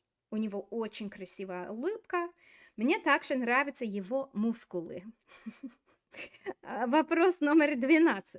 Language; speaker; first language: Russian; non-native, fluent; English